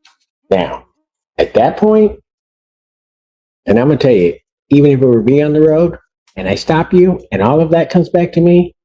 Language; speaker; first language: English; native; English